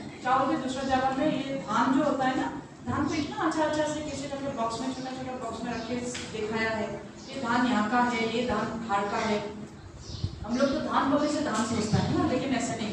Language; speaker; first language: Hindi; non-native, local second language; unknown